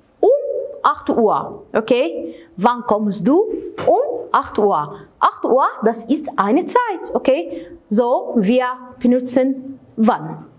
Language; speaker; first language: German; non-native, fluent; Arabic